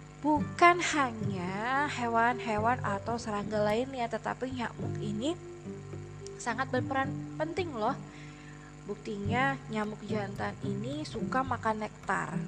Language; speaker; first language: Indonesian; native; Indonesian